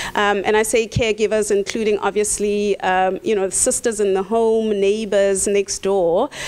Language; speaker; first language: English; non-native, local second language; Tswana